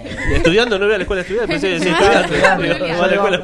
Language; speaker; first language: Spanish; native; Spanish